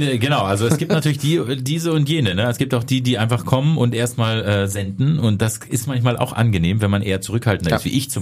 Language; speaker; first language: German; native; German